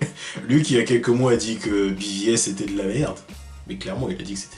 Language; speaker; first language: French; native; French